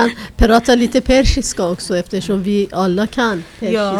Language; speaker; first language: Swedish; non-native, fluent; Persian